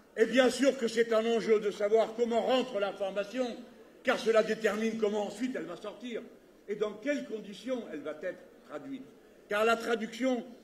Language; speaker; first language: French; native; French